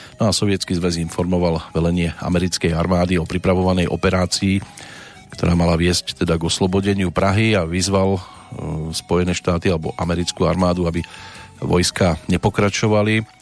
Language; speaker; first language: Slovak; native; Slovak